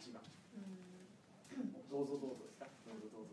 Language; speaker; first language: Japanese; native; Japanese